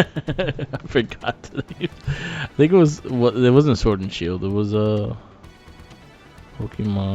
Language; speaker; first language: English; native; English